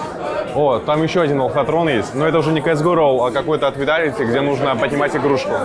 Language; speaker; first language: Russian; native; Russian